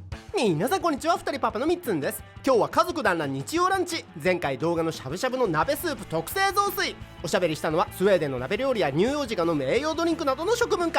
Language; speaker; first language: Japanese; native; Japanese